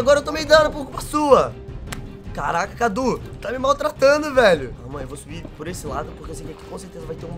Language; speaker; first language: Portuguese; native; Portuguese